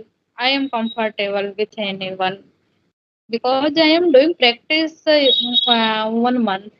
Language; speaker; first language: English; non-native, learner; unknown